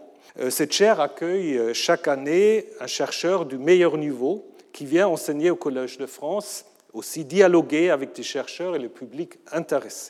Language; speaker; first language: French; non-native, fluent; German